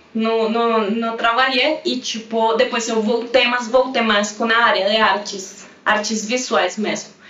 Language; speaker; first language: Portuguese; non-native, fluent; Spanish